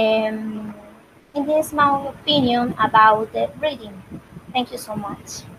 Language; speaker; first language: English; non-native, learner; Spanish